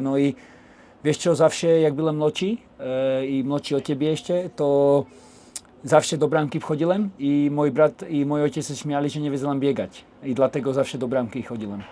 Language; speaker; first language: Polish; non-native, learner; Slovak